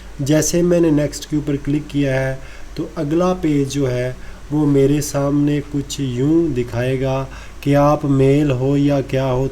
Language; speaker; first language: Urdu; non-native, local second language; Punjabi